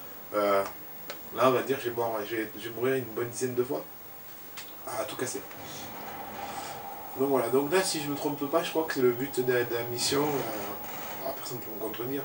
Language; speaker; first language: French; native; French